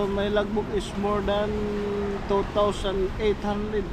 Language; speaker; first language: English; non-native, learner; Filipino